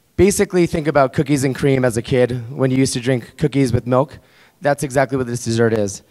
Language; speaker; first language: English; early bilingual, other home language; Spanish